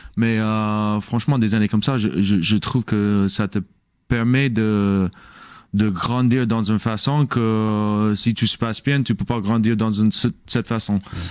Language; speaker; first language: French; non-native, fluent; English